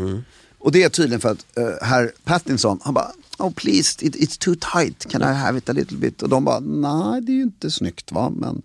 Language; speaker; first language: Swedish; native; Swedish